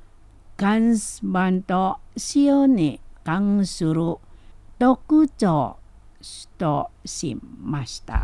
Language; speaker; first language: Japanese; non-native, fluent; Indonesian